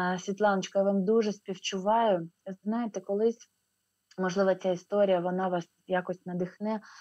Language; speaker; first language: Ukrainian; non-native, local second language; Russian